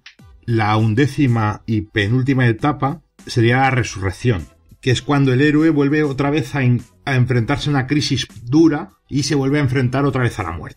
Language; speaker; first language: Spanish; native; Spanish